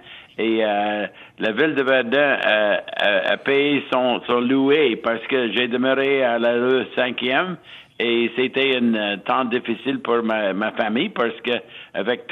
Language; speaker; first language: French; non-native, fluent; English